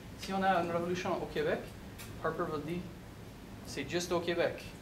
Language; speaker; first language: French; non-native, learner; English